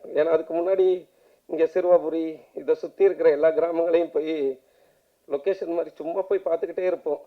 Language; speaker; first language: Tamil; native; Tamil